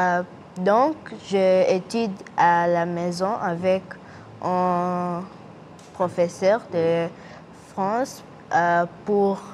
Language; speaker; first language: French; non-native, learner; English